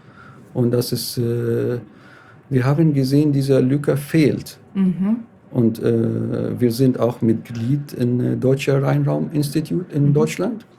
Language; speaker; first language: German; non-native, fluent; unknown